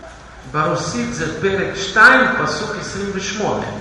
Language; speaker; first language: Hebrew; non-native, fluent; Russian